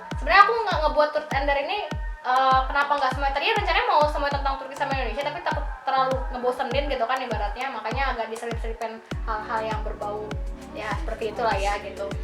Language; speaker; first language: Indonesian; native; Indonesian